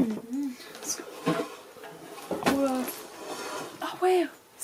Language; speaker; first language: French; native; French